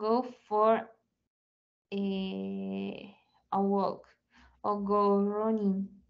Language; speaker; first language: English; non-native, learner; Spanish